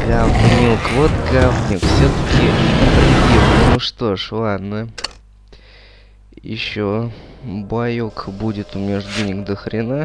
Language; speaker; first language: Russian; native; Russian